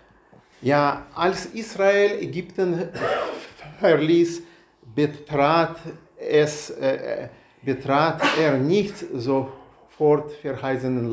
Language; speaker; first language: German; non-native, learner; Russian